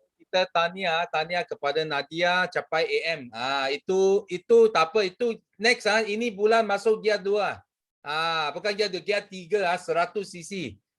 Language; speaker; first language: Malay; non-native, local second language; Chinese